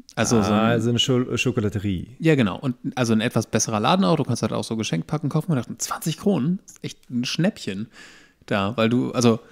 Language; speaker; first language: German; native; German